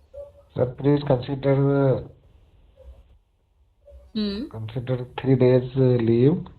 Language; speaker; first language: English; non-native, learner; Hindi